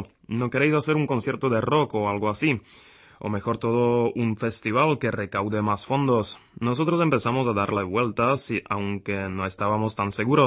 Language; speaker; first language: Spanish; native; Spanish